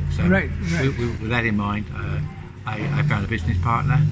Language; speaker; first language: English; native; English